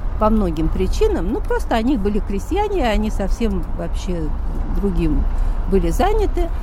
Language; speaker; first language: Russian; native; Russian